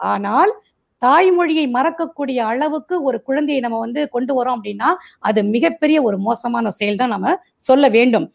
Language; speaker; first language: Tamil; non-native, local second language; Marathi